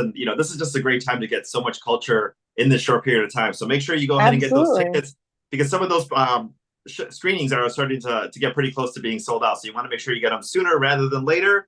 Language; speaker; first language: English; native; English